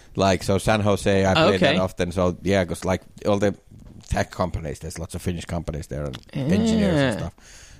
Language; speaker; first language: English; non-native, fluent; Finnish